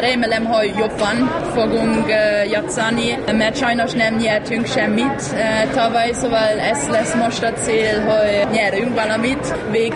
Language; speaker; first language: Hungarian; non-native, learner; German